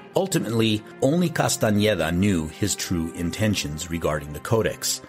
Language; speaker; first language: English; native; English